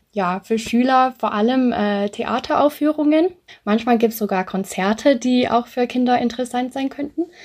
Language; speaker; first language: German; early bilingual, other home language; English